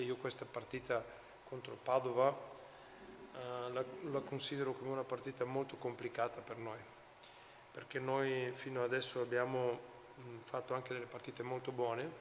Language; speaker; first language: Italian; non-native, fluent; Bulgarian